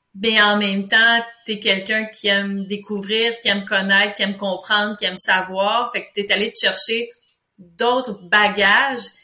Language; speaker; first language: French; native; French